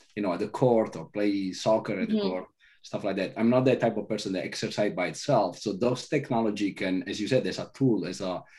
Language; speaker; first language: English; non-native, fluent; Italian